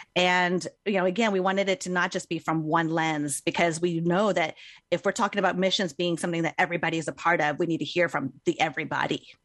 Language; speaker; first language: English; native; English